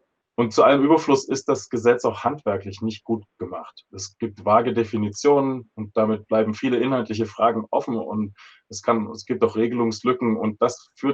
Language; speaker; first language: German; native; German